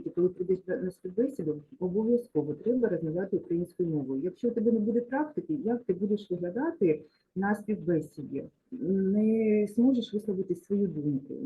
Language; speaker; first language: Ukrainian; non-native, local second language; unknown